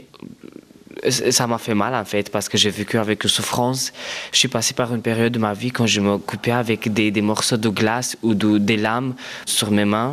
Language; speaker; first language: French; non-native, fluent; Romanian